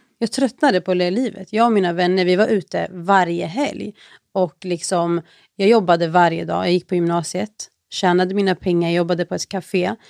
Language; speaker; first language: Swedish; early bilingual, other home language; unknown